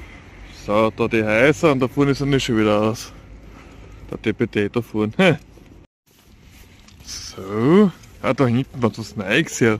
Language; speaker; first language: German; native; German